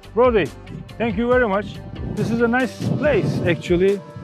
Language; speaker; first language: English; non-native, fluent; Turkish